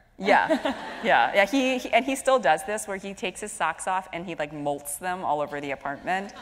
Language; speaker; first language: English; native; English